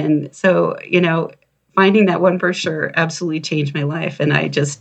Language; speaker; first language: English; native; English